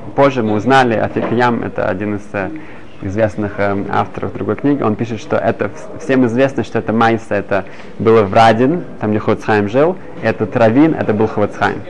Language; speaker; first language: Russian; early bilingual, heritage; Hebrew